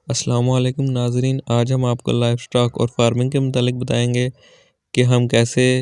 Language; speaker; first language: Urdu; non-native, local second language; Punjabi